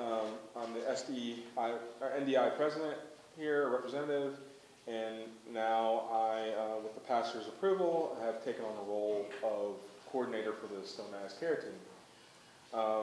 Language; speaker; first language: English; native; English